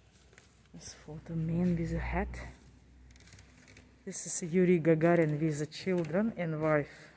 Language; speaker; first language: English; non-native, learner; Russian